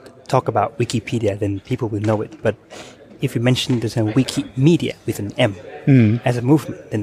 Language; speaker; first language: English; non-native, fluent; Thai